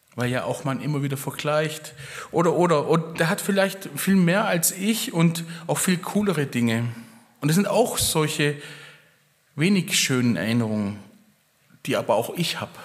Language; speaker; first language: German; early bilingual, other home language; Italian